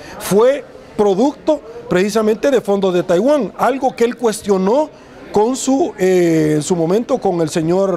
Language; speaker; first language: Spanish; native; Spanish